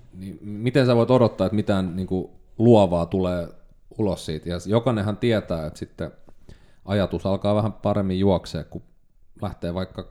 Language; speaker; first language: Finnish; native; Finnish